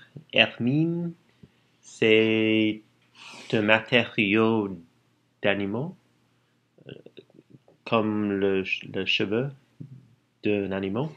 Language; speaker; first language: French; non-native, learner; English